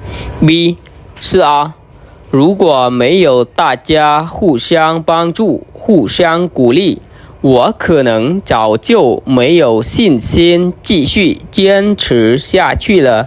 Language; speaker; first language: Chinese; non-native, fluent; Khmer